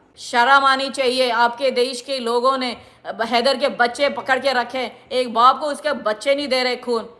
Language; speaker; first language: Hindi; non-native, local second language; Marathi